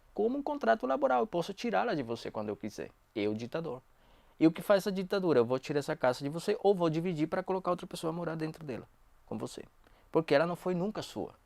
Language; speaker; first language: Portuguese; non-native, fluent; Spanish